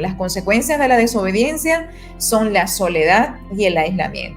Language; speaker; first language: Spanish; native; Spanish